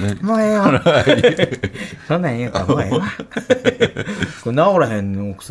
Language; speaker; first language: Japanese; native; Japanese